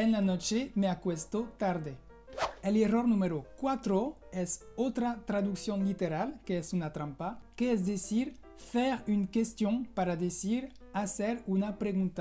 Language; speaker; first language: Spanish; non-native, fluent; French